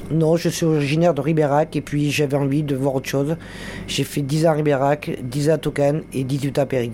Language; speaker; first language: French; native; French